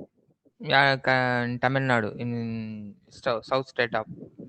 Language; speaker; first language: English; non-native, learner; Tamil